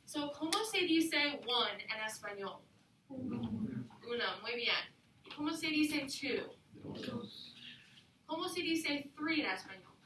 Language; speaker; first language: Spanish; non-native, fluent; English